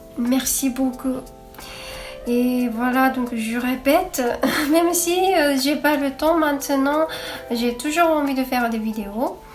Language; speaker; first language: French; non-native, fluent; Japanese